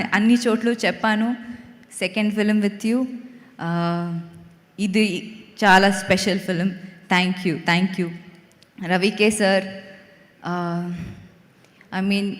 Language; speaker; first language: Telugu; non-native, fluent; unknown